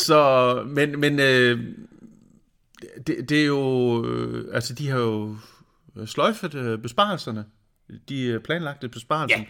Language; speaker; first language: Danish; native; Danish